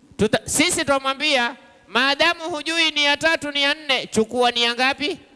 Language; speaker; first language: Swahili; native; Swahili